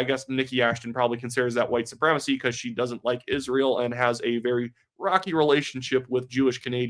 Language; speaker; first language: English; native; English